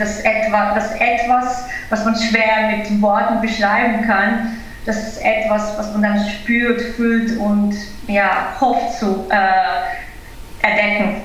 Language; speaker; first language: German; non-native, fluent; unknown